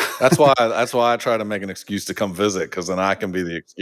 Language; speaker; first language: English; native; English